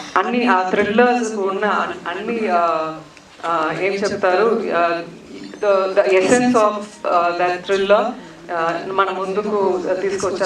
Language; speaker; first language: Telugu; non-native, learner; Tamil